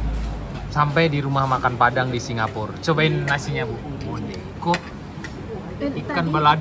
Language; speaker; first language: Indonesian; non-native, local second language; Minangkabau